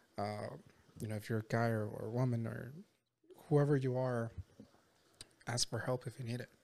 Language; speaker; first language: English; non-native, fluent; Spanish